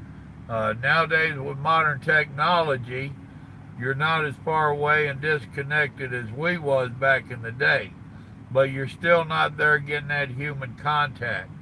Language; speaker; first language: English; native; English